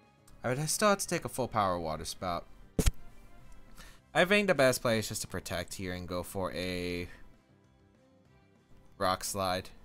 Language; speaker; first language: English; native; English